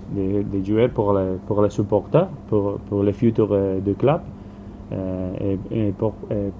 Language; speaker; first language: French; non-native, learner; Spanish